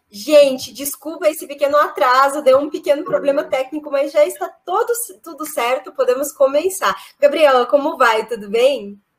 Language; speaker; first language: Portuguese; non-native, fluent; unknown